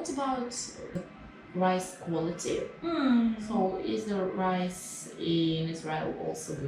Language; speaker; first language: English; non-native, fluent; Russian